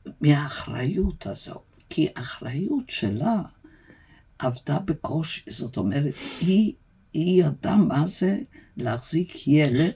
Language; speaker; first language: Hebrew; non-native, fluent; Yiddish